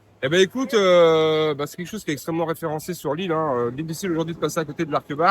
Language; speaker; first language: French; native; French